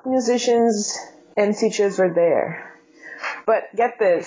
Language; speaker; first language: English; non-native, fluent; Portuguese